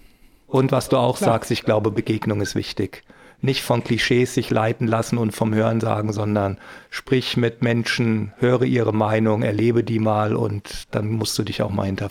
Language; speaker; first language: German; native; German